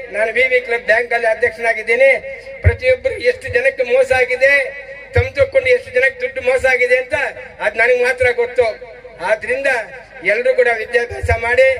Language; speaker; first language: Kannada; non-native, local second language; Telugu